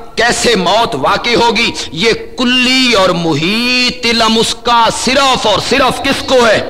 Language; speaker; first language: Urdu; non-native, local second language; Punjabi